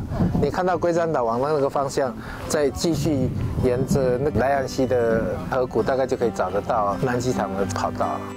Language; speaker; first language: Chinese; native; Chinese